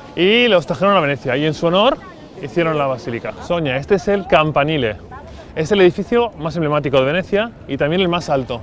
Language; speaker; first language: Spanish; native; Spanish